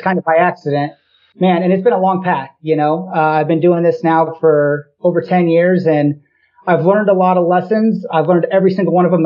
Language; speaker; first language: English; native; English